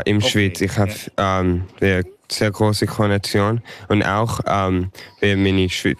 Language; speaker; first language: German; early bilingual, heritage; English